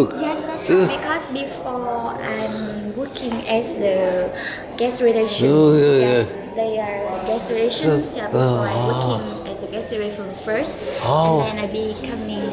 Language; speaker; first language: English; non-native, learner; Vietnamese